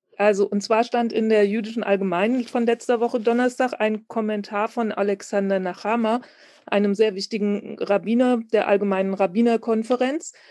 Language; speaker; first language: German; native; German